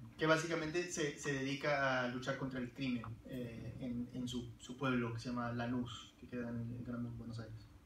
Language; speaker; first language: Spanish; early bilingual, heritage; Spanish